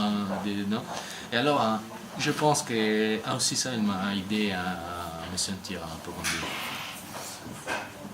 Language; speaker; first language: French; non-native, learner; Italian